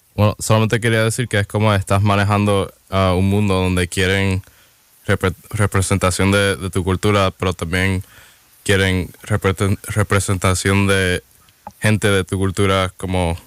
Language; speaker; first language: Spanish; non-native, learner; English